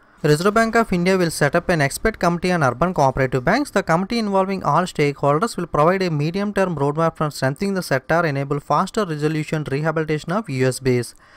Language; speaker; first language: English; non-native, local second language; Telugu